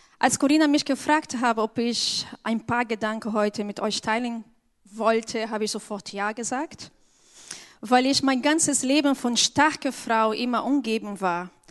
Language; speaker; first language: German; non-native, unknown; Portuguese